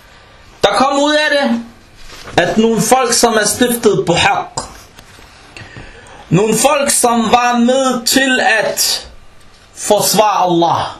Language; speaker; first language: Danish; early bilingual, other home language; Arabic